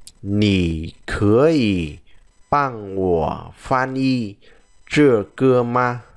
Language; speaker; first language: Chinese; non-native, fluent; Vietnamese